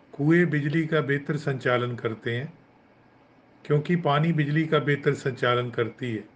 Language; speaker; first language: Hindi; non-native, local second language; Punjabi